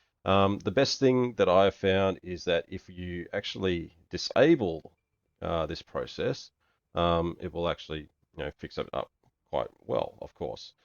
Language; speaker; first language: English; native; English